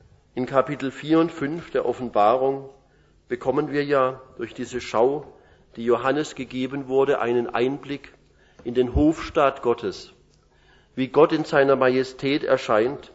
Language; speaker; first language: German; native; German